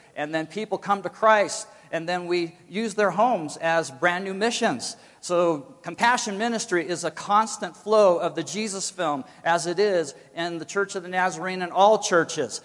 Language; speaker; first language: English; native; English